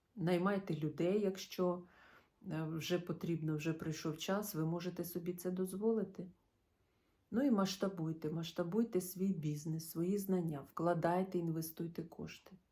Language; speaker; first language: Ukrainian; non-native, local second language; Russian